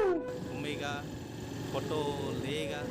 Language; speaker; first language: Hindi; non-native, local second language; Bodo